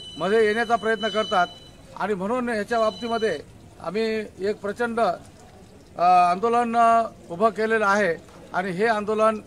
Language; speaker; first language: Marathi; non-native, local second language; Kukna